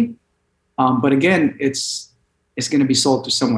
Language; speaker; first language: English; non-native, local second language; Filipino